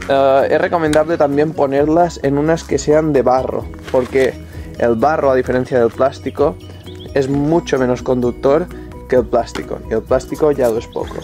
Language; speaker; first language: Spanish; native; Spanish